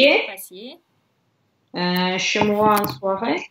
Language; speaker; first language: French; non-native, learner; Russian